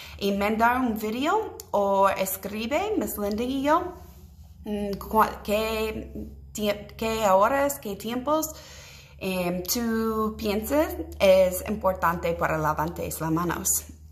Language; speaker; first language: Spanish; non-native, learner; English